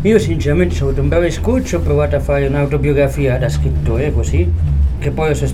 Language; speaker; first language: Italian; native; Italian